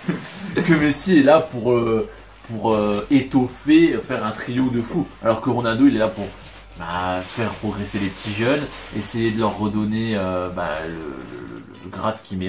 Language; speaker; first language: French; native; French